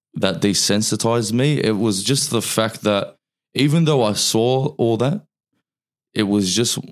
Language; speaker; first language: English; early bilingual, other home language; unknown